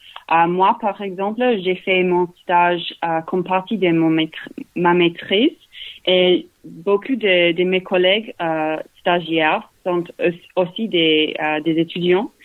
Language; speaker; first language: French; non-native, learner; English